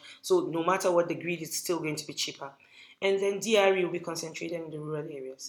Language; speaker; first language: English; non-native, local second language; Hausa